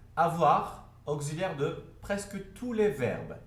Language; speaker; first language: French; non-native, fluent; Turkish